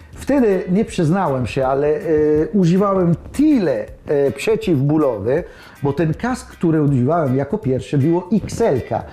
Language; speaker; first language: Polish; non-native, learner; Italian